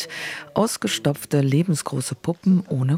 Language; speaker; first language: German; native; German